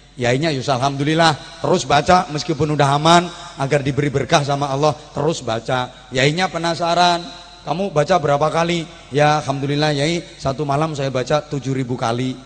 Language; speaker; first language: Indonesian; non-native, local second language; Javanese